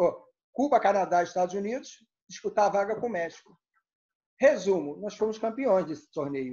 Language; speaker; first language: Portuguese; native; Portuguese